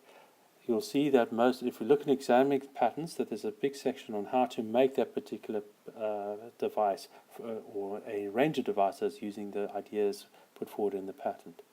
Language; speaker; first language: English; native; English